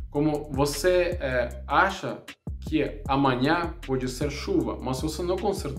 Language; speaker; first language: Portuguese; non-native, learner; Russian